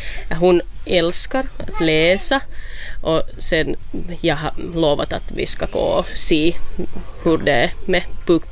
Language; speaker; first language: Swedish; non-native, local second language; Finnish